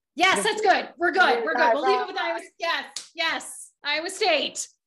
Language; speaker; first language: English; native; English